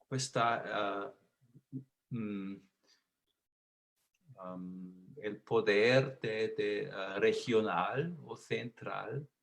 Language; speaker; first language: Spanish; non-native, learner; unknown